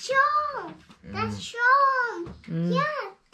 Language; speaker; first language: Thai; early bilingual, heritage; Thai